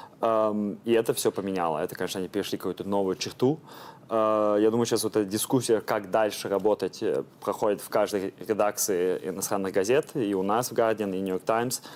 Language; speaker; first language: Russian; early bilingual, heritage; Russian